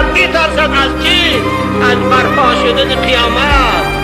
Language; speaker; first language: Persian; native; Persian